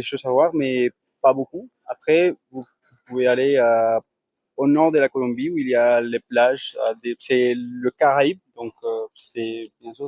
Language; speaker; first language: French; non-native, fluent; Spanish